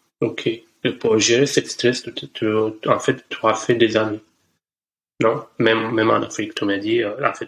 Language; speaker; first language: French; non-native, learner; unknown